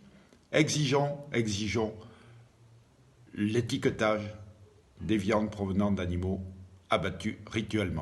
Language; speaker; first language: French; native; French